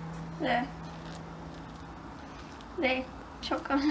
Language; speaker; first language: French; non-native, learner; English